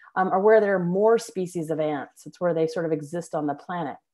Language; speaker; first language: English; native; English